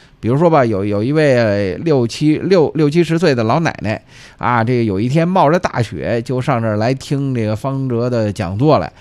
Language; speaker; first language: Chinese; native; Chinese